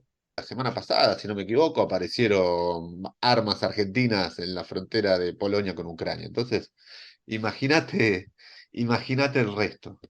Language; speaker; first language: Spanish; native; Spanish